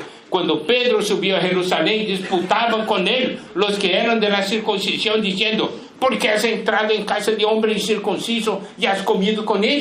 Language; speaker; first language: Spanish; non-native, fluent; Portuguese